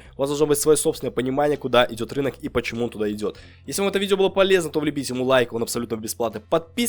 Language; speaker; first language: Russian; native; Russian